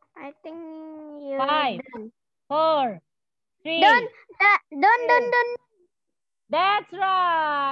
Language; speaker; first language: English; non-native, learner; Indonesian